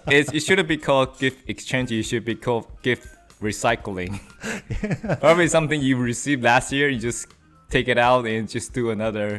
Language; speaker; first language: English; non-native, fluent; Chinese